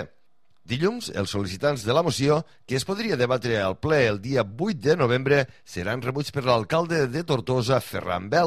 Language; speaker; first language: Catalan; native; Catalan